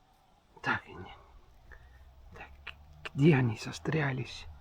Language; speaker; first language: Russian; non-native, local second language; Estonian